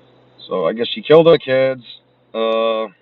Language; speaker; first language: English; native; English